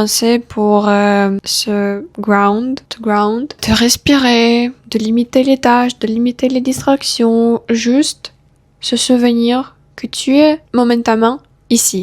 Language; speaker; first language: French; non-native, fluent; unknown